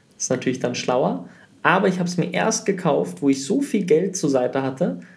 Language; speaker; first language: German; early bilingual, heritage; German